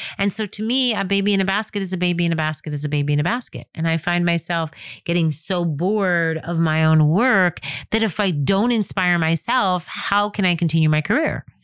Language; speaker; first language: English; native; English